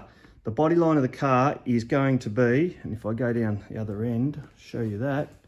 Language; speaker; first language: English; native; English